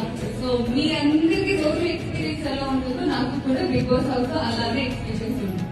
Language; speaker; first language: Telugu; non-native, fluent; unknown